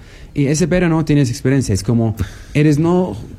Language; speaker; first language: Spanish; non-native, learner; Arabic